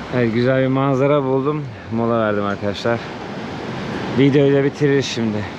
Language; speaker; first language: Turkish; native; Turkish